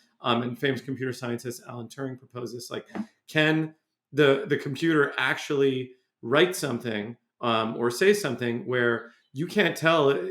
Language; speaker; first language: English; native; English